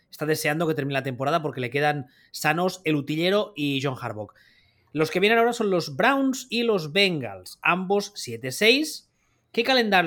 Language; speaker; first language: Spanish; native; Spanish